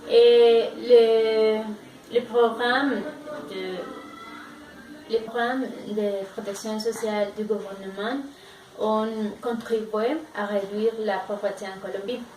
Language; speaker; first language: French; non-native, learner; Spanish